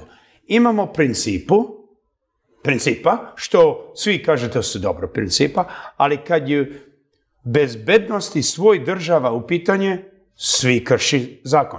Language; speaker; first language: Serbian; early bilingual, heritage; Serbian